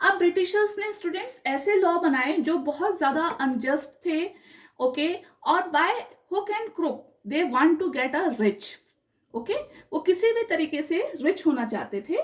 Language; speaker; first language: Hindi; native; Hindi